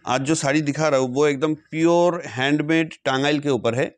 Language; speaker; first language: Hindi; non-native, local second language; Bangla